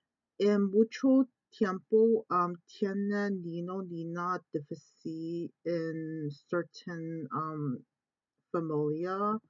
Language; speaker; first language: Spanish; non-native, learner; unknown